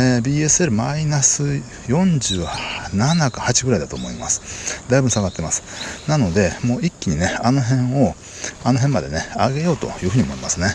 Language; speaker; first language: Japanese; native; Japanese